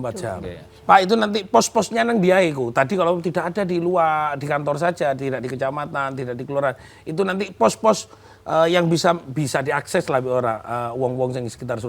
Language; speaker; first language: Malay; non-native, local second language; Javanese